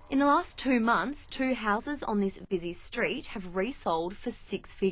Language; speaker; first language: English; native; English